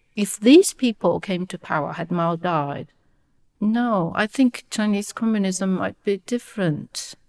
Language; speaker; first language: English; non-native, fluent; Chinese